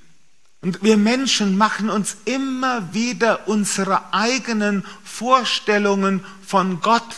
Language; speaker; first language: German; native; German